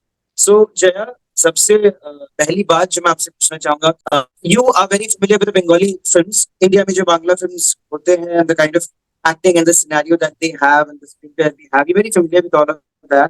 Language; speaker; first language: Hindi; native; Hindi